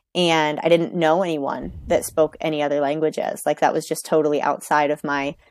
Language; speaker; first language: English; native; English